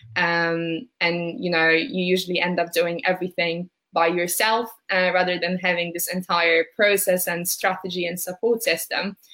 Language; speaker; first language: English; non-native, fluent; Polish